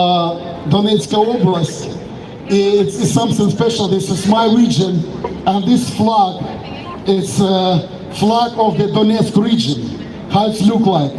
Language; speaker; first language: English; non-native, fluent; Ukrainian